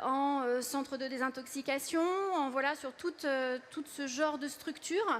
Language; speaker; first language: French; native; French